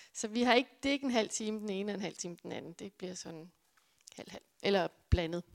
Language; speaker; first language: Danish; native; Danish